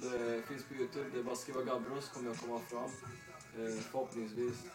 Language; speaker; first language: Swedish; native; Swedish